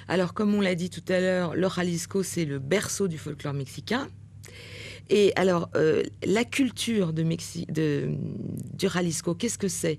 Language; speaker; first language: French; native; French